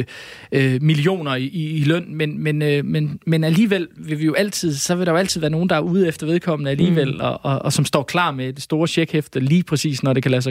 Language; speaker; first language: Danish; native; Danish